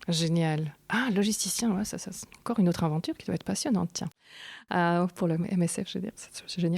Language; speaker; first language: French; native; French